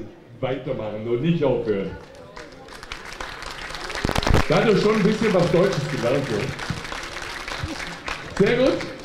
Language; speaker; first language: German; native; German